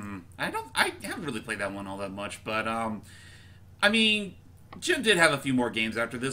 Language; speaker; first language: English; native; English